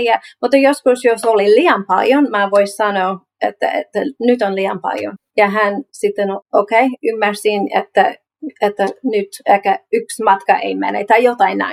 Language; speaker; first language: Finnish; non-native, learner; English